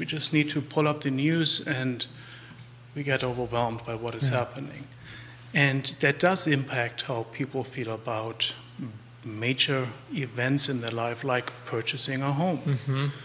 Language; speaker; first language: English; non-native, fluent; German